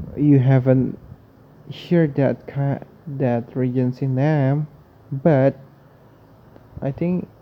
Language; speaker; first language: English; non-native, learner; Indonesian